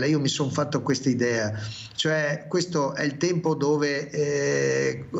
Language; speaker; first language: Italian; native; Italian